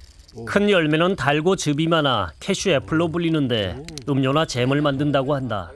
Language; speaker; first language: Korean; native; Korean